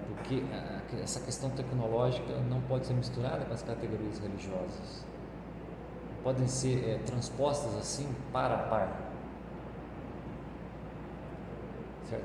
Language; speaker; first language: Portuguese; native; Portuguese